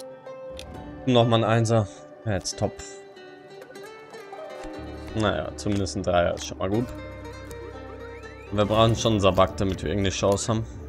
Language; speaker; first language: German; native; German